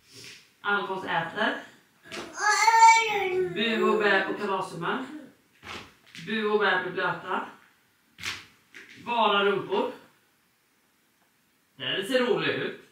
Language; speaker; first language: Swedish; native; Swedish